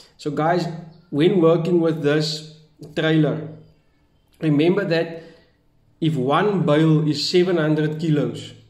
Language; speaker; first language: English; non-native, local second language; Afrikaans